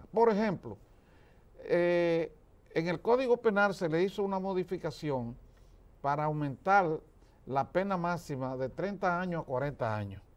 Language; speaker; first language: Spanish; native; Spanish